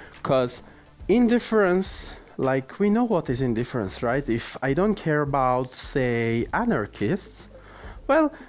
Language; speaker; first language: English; non-native, fluent; Armenian